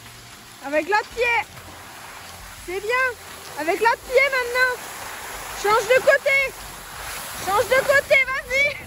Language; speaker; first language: French; native; French